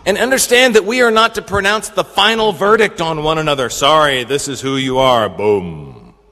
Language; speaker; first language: English; native; English